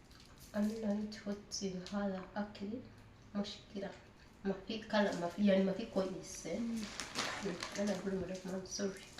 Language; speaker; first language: Arabic; non-native, learner; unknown